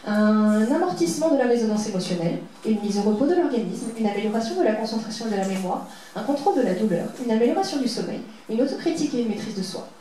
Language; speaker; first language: French; native; French